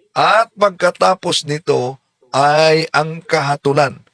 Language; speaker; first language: Filipino; native; Filipino